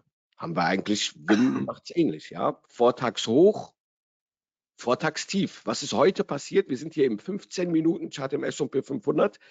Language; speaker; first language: German; native; German